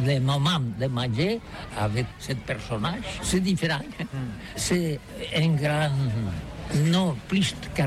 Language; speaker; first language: French; non-native, learner; Catalan